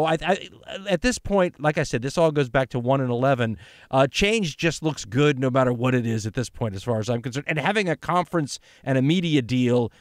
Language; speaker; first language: English; native; English